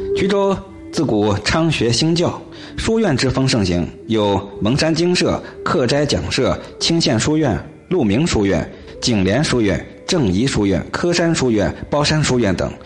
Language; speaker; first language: Chinese; native; Chinese